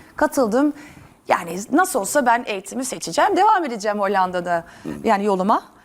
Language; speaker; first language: Turkish; early bilingual, heritage; Turkish